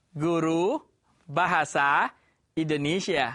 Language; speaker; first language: Indonesian; non-native, fluent; Thai